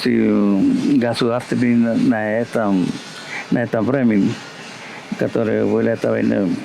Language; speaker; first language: Russian; non-native, learner; Spanish